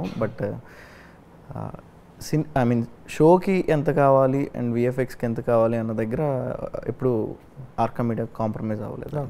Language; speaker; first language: Telugu; native; Telugu